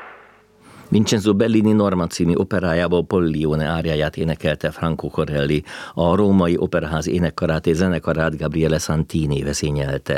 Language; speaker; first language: Hungarian; native; Hungarian